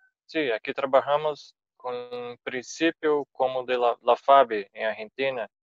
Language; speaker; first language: Spanish; non-native, fluent; Portuguese